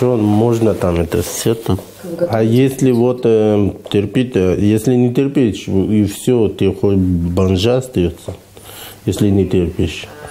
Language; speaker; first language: Russian; non-native, learner; Uzbek